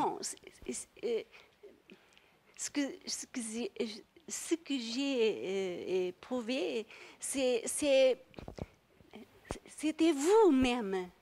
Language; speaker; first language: French; non-native, fluent; Portuguese